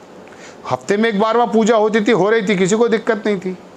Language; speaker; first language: Hindi; native; Hindi